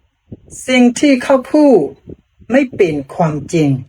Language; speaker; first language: Thai; non-native, fluent; Burmese